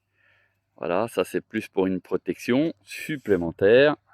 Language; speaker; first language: French; native; French